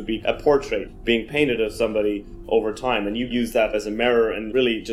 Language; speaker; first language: English; native; English